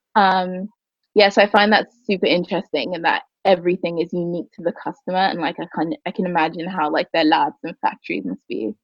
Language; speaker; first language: English; native; English